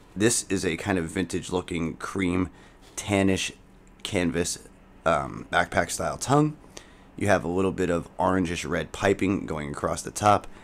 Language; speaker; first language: English; native; English